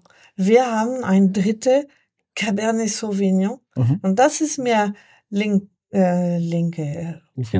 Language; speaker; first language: German; non-native, learner; French